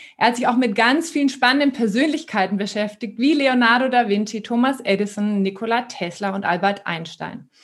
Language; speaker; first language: German; native; German